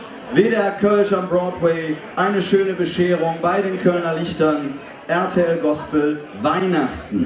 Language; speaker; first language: German; native; German